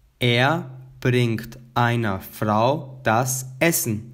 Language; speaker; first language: German; non-native, fluent; Albanian